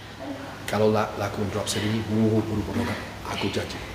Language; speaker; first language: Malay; non-native, fluent; English